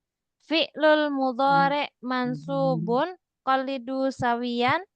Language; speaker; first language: Arabic; non-native, fluent; Indonesian